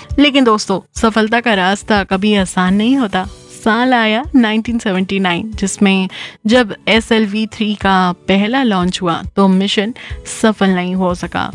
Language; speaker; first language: Hindi; native; Hindi